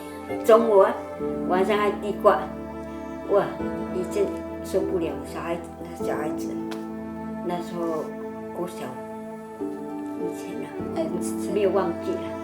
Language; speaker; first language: Chinese; non-native, local second language; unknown